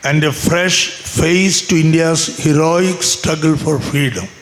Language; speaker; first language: English; non-native, local second language; Malayalam